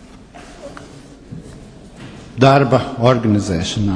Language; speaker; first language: Latvian; native; Latvian